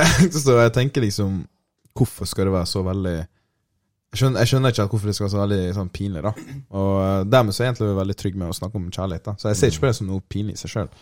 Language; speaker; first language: Norwegian; early bilingual, other home language; Somali